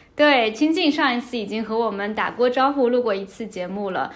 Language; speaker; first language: Chinese; native; Chinese